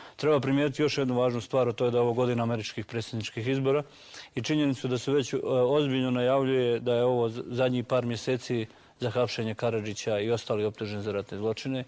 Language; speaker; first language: Bosnian; native; Bosnian